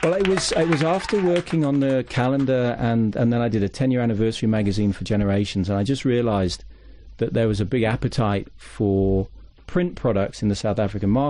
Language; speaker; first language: English; native; English